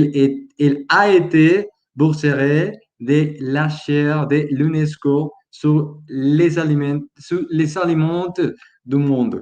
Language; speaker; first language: French; non-native, learner; Spanish